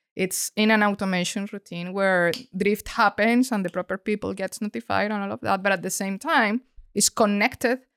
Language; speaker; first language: English; non-native, fluent; Spanish